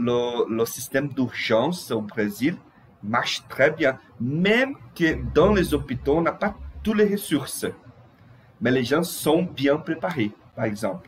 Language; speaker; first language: French; non-native, fluent; Portuguese